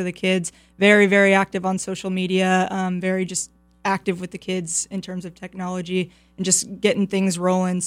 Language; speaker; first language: English; native; English